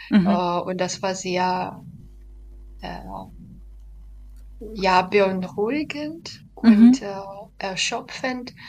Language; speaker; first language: German; non-native, fluent; Belarusian